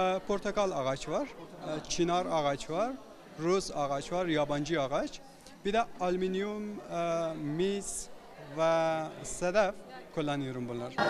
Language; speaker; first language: Turkish; non-native, learner; Persian